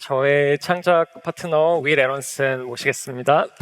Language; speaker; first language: Korean; native; Korean